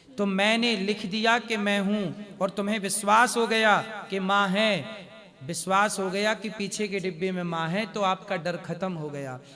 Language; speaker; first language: Hindi; native; Hindi